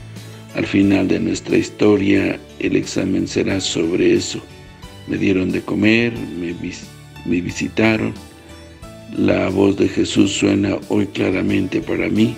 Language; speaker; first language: Spanish; native; Spanish